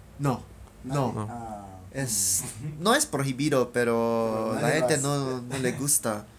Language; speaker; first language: Spanish; non-native, learner; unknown